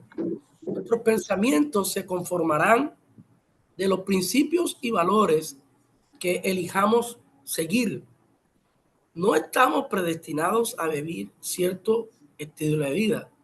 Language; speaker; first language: Spanish; native; Spanish